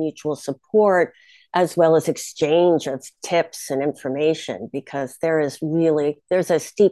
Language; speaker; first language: English; native; English